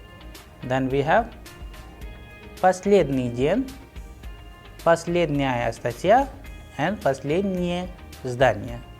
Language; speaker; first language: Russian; non-native, fluent; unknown